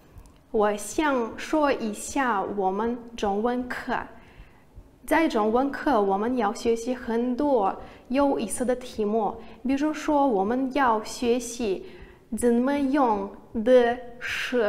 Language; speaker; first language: Chinese; non-native, learner; Russian